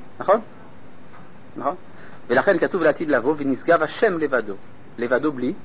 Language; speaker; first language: Hebrew; non-native, fluent; French